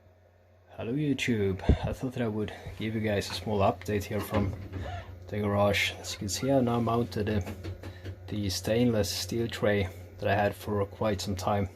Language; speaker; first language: English; non-native, fluent; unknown